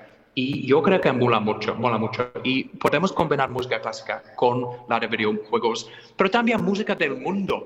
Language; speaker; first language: Spanish; non-native, fluent; English